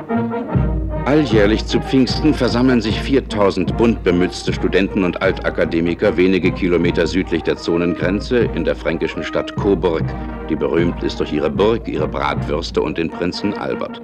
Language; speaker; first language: German; native; German